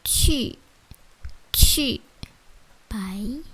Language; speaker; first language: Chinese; non-native, fluent; Lao